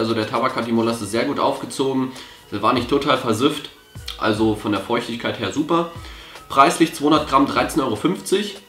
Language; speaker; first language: German; native; German